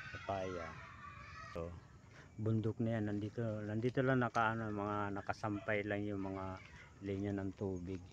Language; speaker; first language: Filipino; non-native, local second language; Bikol